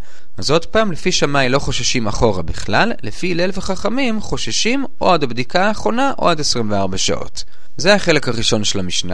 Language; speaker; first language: Hebrew; native; Hebrew